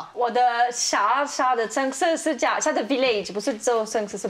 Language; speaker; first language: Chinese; non-native, learner; French